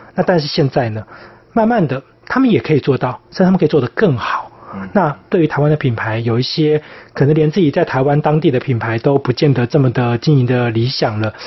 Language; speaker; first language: Chinese; native; Chinese